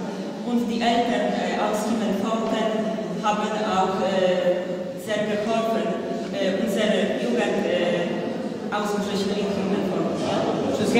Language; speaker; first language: German; non-native, learner; Polish